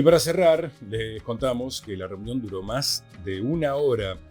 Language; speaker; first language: Spanish; native; Spanish